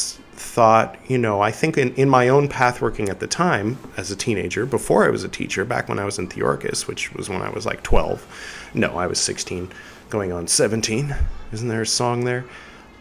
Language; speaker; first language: English; native; English